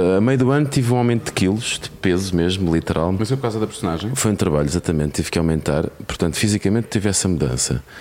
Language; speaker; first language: Portuguese; native; Portuguese